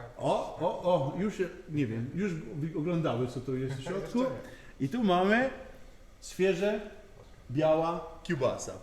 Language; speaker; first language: Polish; non-native, learner; Italian